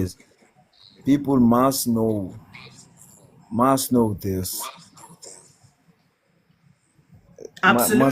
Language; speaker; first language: English; non-native, learner; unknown